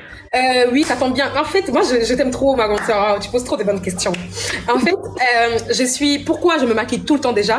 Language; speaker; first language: French; non-native, local second language; Lingala